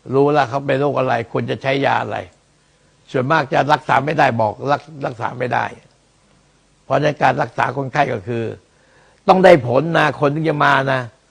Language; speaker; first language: Thai; early bilingual, other home language; Min Nan Chinese